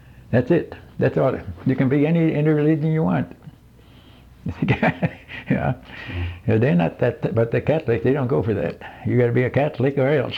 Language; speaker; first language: English; non-native, fluent; Swedish